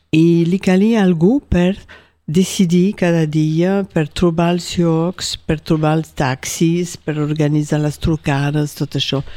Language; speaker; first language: Catalan; non-native, local second language; French